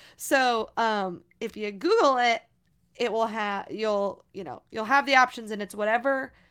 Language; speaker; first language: English; native; English